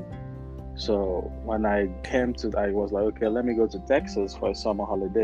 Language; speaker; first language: English; non-native, local second language; Igbo